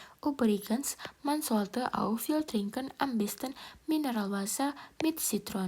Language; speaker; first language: German; non-native, learner; Indonesian